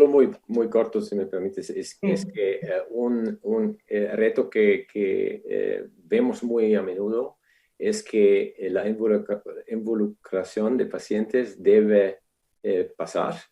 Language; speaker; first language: Spanish; non-native, fluent; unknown